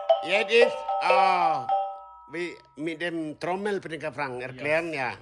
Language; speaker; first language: German; non-native, learner; Indonesian